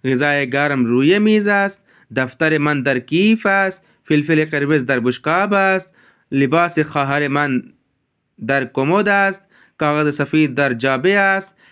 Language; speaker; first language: Persian; non-native, fluent; Urdu